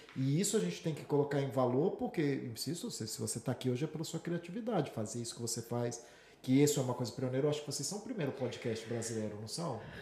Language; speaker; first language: Portuguese; native; Portuguese